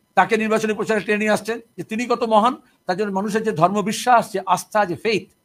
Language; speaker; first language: Bangla; native; Bangla